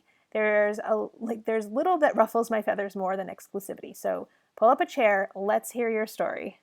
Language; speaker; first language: English; native; English